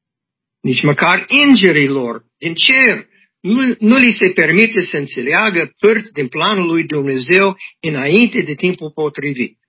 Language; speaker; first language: Romanian; non-native, learner; English